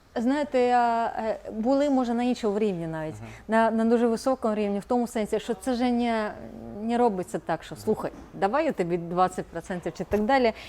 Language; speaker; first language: Ukrainian; non-native, fluent; Estonian